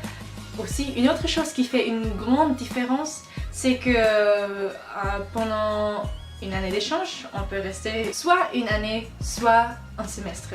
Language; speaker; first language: French; non-native, local second language; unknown